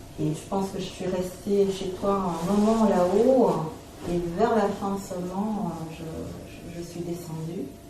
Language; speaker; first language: French; native; French